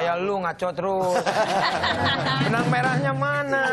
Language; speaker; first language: Indonesian; native; Indonesian